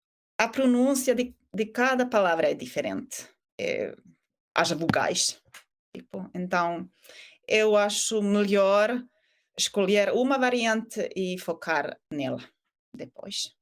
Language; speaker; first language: Portuguese; non-native, fluent; Finnish